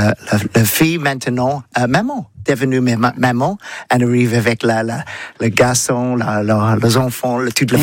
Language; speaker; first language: French; non-native, learner; English